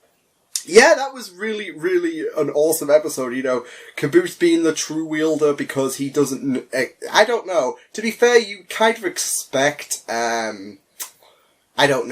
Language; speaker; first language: English; native; English